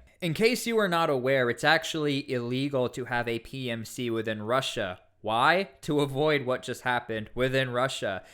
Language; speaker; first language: English; native; English